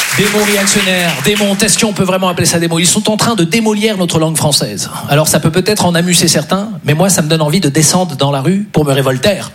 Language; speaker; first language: French; native; French